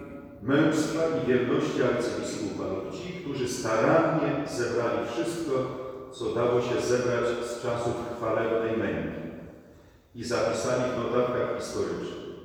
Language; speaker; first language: Polish; native; Polish